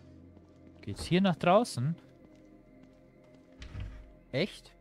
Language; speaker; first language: German; native; German